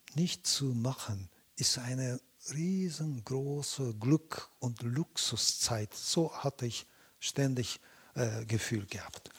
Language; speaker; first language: German; non-native, fluent; Japanese